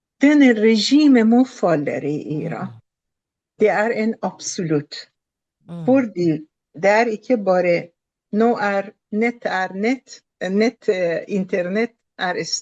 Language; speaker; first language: Norwegian; non-native, fluent; Persian